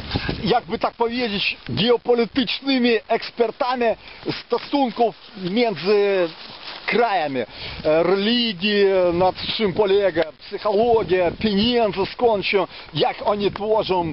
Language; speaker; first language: Polish; non-native, fluent; Ukrainian